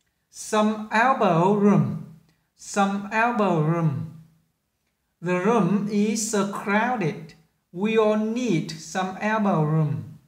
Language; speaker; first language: English; non-native, fluent; Vietnamese